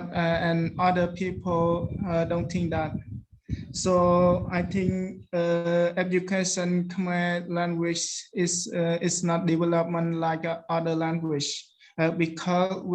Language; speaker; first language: English; non-native, learner; Khmer